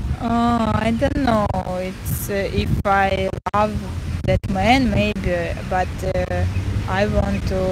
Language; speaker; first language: English; non-native, learner; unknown